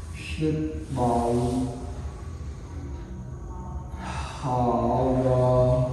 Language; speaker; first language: Vietnamese; non-native, learner; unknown